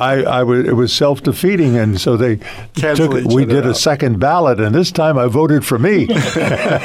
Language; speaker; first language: English; native; English